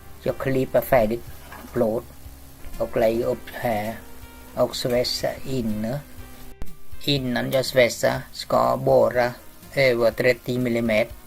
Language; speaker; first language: Swedish; non-native, learner; Vietnamese